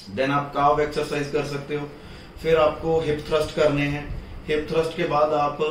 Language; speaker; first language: Hindi; non-native, local second language; Punjabi